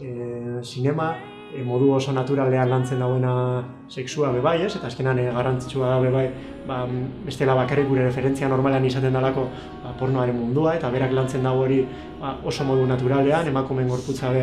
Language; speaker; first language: Basque; native; Basque